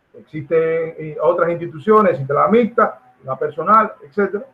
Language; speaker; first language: Spanish; native; Spanish